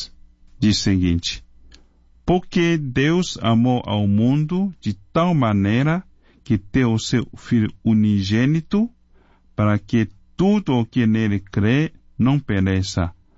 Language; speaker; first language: Portuguese; non-native, fluent; Chinese